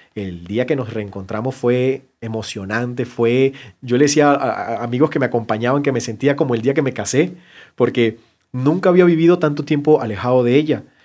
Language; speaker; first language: Spanish; native; Spanish